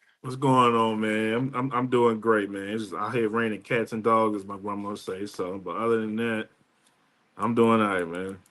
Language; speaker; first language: English; native; English